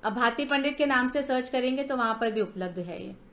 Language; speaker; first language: Hindi; native; Hindi